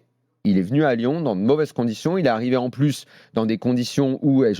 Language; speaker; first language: French; native; French